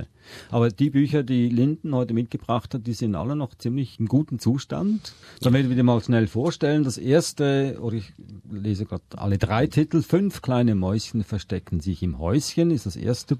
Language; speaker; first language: German; native; German